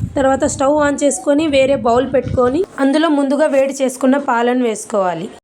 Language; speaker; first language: Telugu; non-native, local second language; Urdu